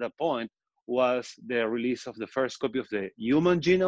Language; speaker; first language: English; non-native, fluent; Spanish